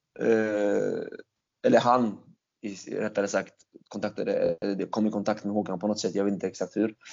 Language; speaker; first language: Swedish; early bilingual, other home language; Turkish